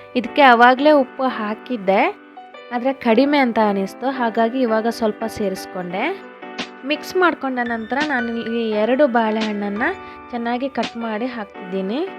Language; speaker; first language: Kannada; non-native, local second language; Tulu